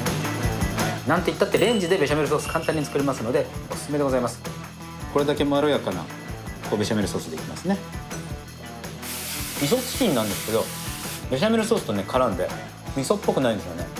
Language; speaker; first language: Japanese; native; Japanese